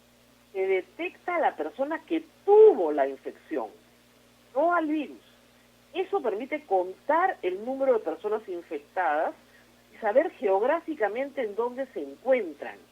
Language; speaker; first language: Spanish; native; Spanish